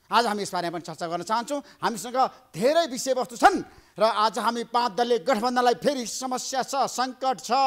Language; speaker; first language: Nepali; native; Nepali